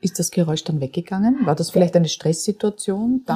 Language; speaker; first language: German; native; German